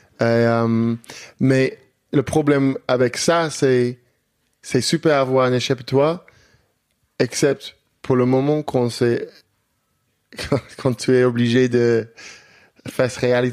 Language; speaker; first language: French; non-native, learner; English